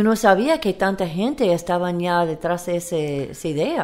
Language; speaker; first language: Spanish; non-native, learner; English